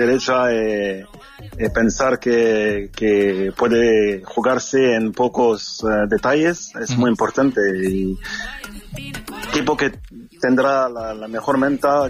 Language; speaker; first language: Spanish; non-native, fluent; French